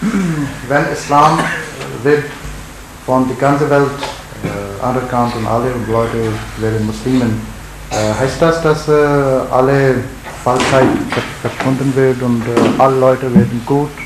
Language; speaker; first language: German; non-native, learner; Urdu